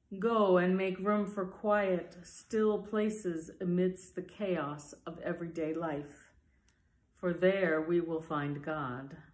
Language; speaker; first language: English; native; English